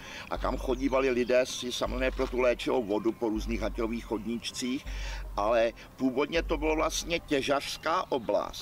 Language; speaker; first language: Czech; native; Czech